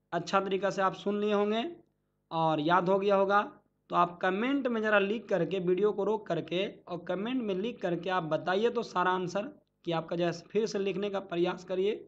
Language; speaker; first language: Hindi; native; Hindi